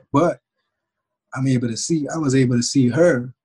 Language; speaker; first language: English; native; English